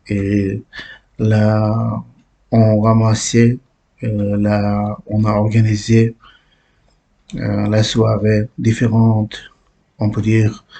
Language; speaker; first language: French; non-native, learner; Uzbek